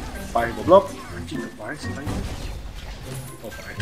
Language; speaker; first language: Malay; non-native, local second language; Sundanese